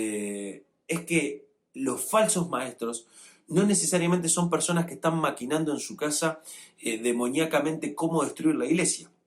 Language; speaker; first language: Spanish; native; Spanish